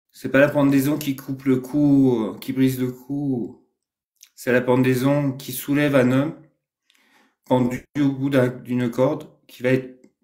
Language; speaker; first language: French; non-native, fluent; Persian